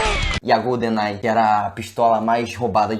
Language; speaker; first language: Portuguese; native; Portuguese